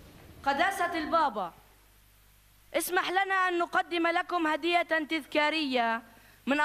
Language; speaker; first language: Arabic; native; Arabic